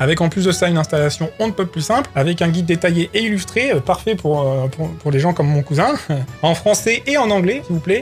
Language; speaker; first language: French; native; French